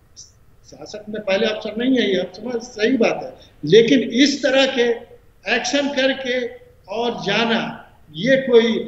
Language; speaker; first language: Hindi; native; Hindi